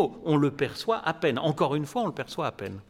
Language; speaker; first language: French; native; French